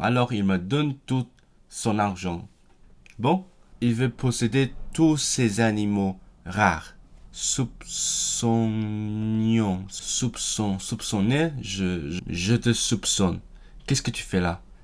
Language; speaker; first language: French; non-native, fluent; Cantonese